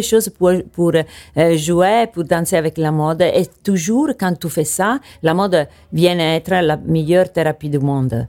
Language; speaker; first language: French; non-native, learner; Italian